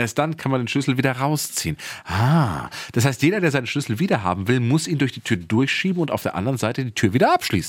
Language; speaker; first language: German; native; German